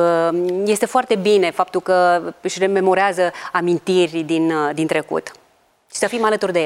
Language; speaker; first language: Romanian; native; Romanian